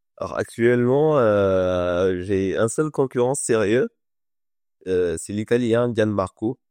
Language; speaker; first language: French; non-native, local second language; Wolof